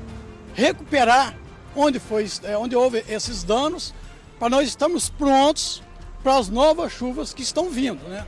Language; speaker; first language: Portuguese; native; Portuguese